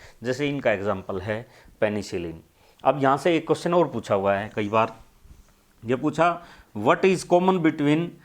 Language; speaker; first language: Hindi; native; Hindi